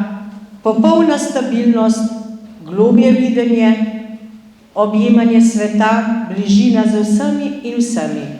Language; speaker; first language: Slovenian; native; Slovenian